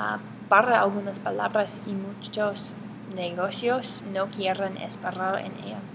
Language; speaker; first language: Spanish; non-native, learner; English